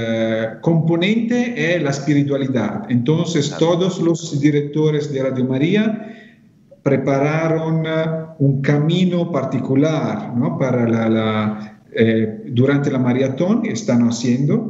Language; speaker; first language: Spanish; non-native, fluent; Italian